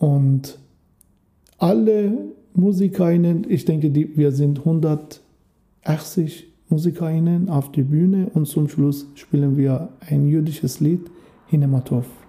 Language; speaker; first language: German; non-native, learner; Persian